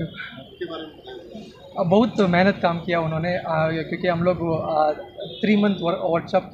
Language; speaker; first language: Hindi; non-native, local second language; Kannada